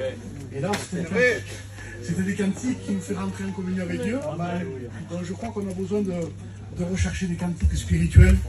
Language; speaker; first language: French; native; French